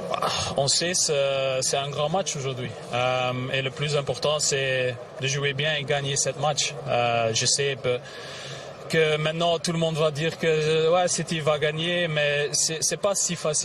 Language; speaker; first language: French; non-native, local second language; Dutch